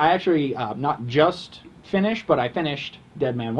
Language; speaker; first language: English; native; English